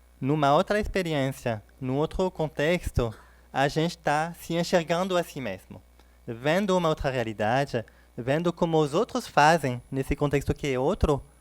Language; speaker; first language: Portuguese; non-native, fluent; French